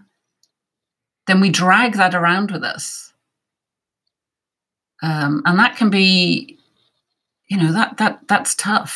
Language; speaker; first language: English; native; English